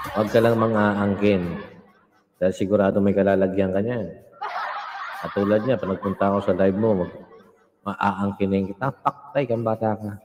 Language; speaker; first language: Filipino; non-native, local second language; Hiligaynon